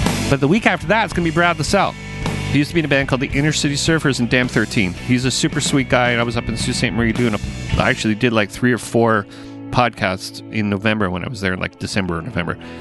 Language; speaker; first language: English; native; English